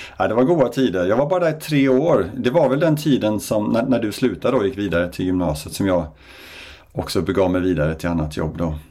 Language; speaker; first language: Swedish; native; Swedish